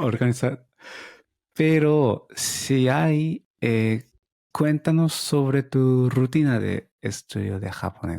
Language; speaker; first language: Spanish; non-native, learner; Japanese